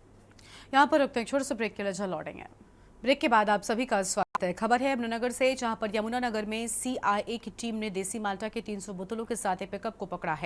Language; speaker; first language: Hindi; native; Hindi